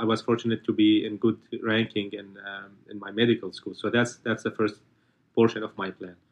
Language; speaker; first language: English; non-native, fluent; Arabic